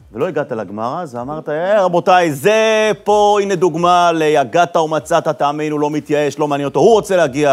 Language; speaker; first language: Hebrew; native; Hebrew